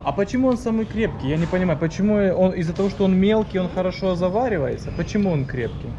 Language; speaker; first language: Russian; native; Russian